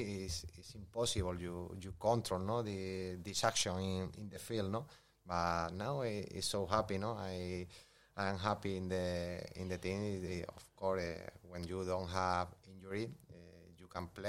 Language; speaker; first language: English; non-native, learner; Spanish